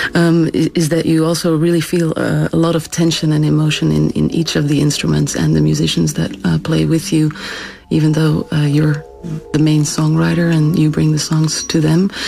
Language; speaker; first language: English; non-native, fluent; Dutch